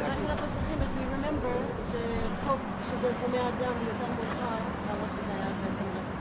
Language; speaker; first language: Hebrew; native; Hebrew